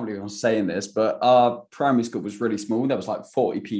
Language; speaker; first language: English; native; English